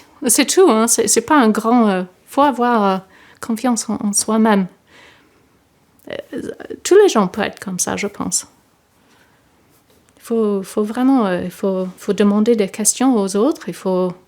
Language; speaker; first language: French; non-native, fluent; English